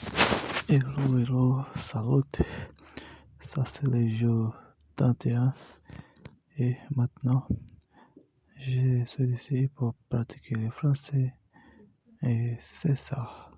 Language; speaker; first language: French; non-native, learner; Portuguese